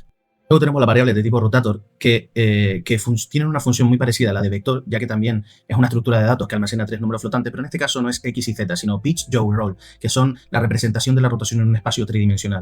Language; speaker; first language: Spanish; native; Spanish